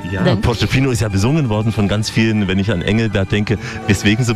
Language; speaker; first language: German; native; German